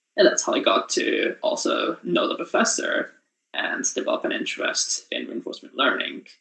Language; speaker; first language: English; non-native, fluent; Japanese